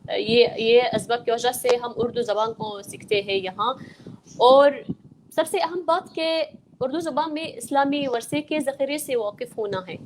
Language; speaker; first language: Urdu; non-native, fluent; Arabic